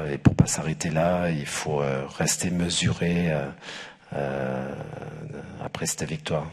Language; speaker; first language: French; native; French